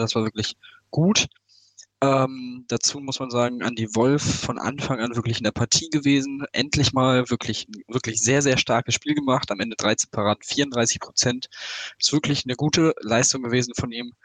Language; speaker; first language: German; native; German